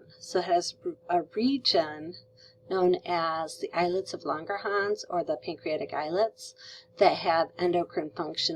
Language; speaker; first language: English; native; English